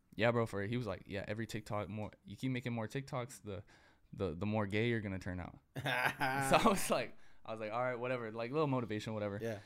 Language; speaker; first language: English; native; English